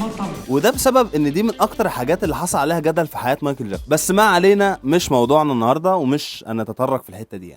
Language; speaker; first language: Arabic; native; Arabic